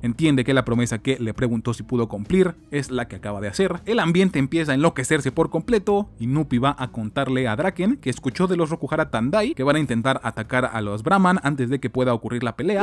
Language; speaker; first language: Spanish; native; Spanish